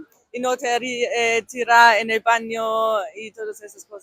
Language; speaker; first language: Spanish; non-native, fluent; German